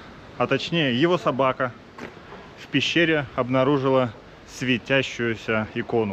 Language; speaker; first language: Russian; native; Russian